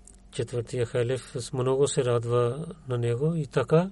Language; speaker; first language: Bulgarian; non-native, learner; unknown